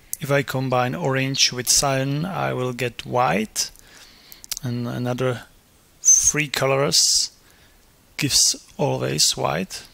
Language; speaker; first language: English; non-native, fluent; Czech